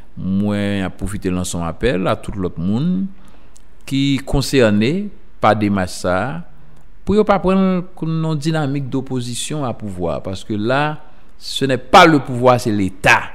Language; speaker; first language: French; non-native, local second language; Haitian Creole